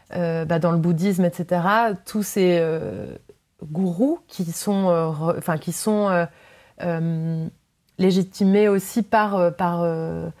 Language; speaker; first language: French; native; French